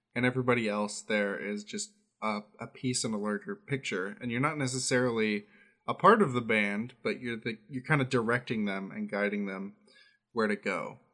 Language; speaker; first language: English; native; English